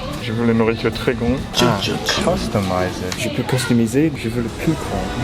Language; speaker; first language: French; non-native, learner; English